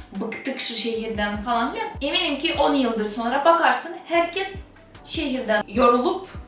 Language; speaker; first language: Turkish; non-native, fluent; Russian